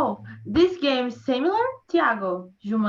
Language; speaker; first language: English; non-native, learner; Portuguese